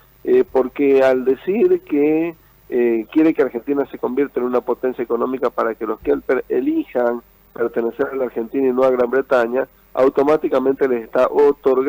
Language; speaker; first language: Spanish; native; Spanish